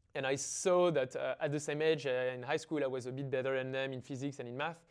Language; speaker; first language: English; non-native, fluent; French